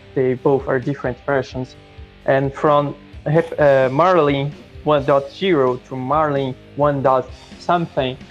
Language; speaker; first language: English; non-native, fluent; Portuguese